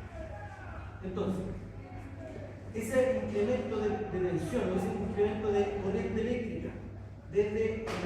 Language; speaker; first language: Spanish; native; Spanish